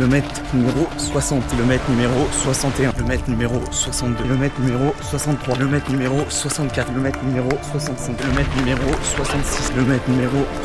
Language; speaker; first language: French; native; French